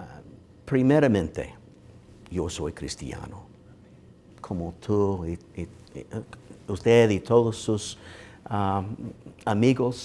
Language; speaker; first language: Spanish; non-native, learner; English